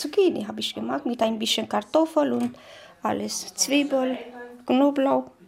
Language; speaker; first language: German; non-native, learner; Romanian